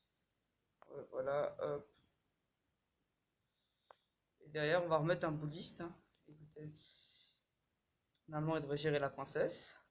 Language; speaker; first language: French; native; French